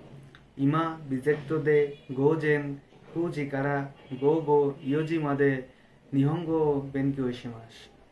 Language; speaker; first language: Japanese; non-native, learner; Bangla